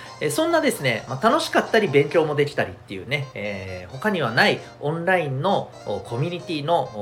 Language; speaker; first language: Japanese; native; Japanese